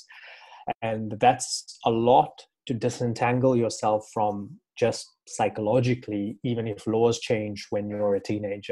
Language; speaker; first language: English; native; English